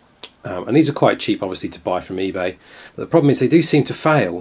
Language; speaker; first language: English; native; English